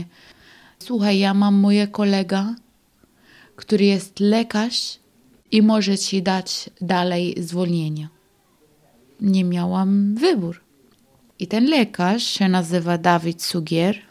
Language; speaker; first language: Polish; non-native, learner; Arabic